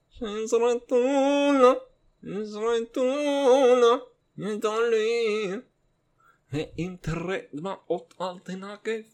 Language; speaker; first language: Hebrew; native; Hebrew